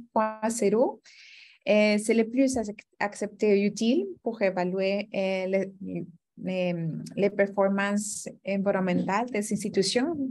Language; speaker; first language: French; non-native, fluent; Spanish